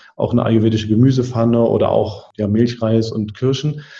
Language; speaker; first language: German; native; German